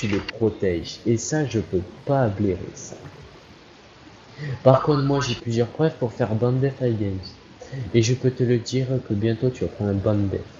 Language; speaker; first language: French; native; French